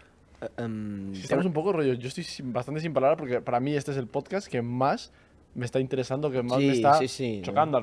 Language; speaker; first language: Spanish; native; Spanish